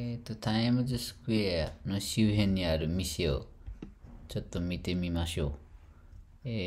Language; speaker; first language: Japanese; non-native, fluent; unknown